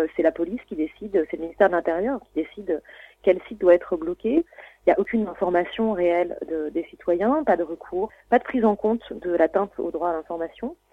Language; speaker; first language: French; native; French